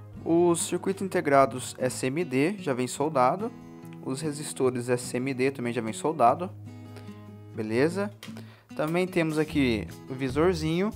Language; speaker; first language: Portuguese; native; Portuguese